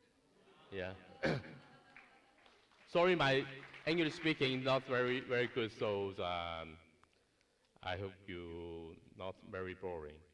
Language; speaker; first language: English; non-native, learner; Cantonese